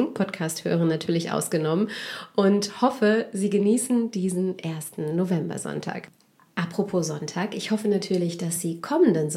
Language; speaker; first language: German; native; German